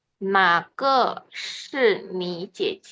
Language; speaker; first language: Chinese; non-native, fluent; Indonesian